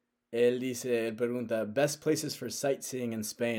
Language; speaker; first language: Spanish; non-native, fluent; English